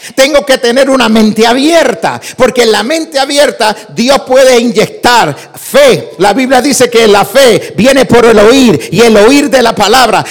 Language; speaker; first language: Spanish; early bilingual, heritage; Spanish